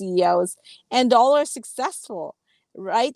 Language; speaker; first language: English; non-native, local second language; Cebuano